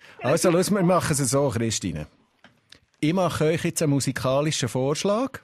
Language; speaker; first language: German; native; German